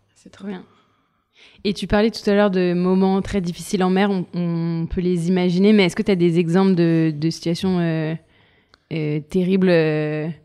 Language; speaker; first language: French; native; French